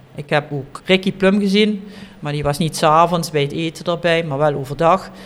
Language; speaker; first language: Dutch; native; Dutch